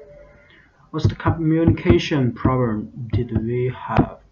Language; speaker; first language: English; non-native, learner; Chinese